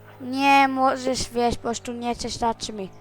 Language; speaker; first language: Polish; early bilingual, heritage; Polish